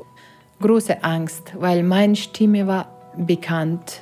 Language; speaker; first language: German; non-native, learner; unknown